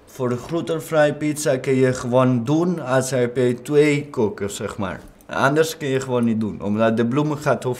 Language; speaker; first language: Dutch; non-native, learner; Italian